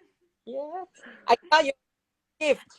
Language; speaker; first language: English; non-native, learner; Chinese